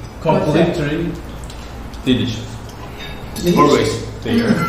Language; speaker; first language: English; non-native, learner; Korean